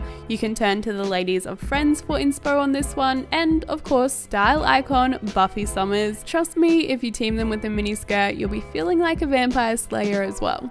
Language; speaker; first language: English; native; English